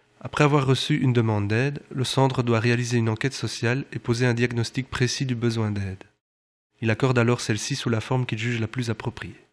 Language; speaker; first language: French; native; French